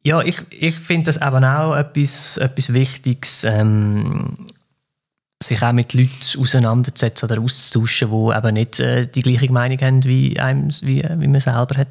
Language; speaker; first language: German; native; German